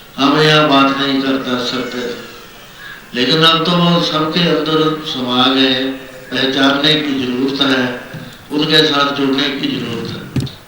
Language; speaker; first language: Hindi; non-native, local second language; Punjabi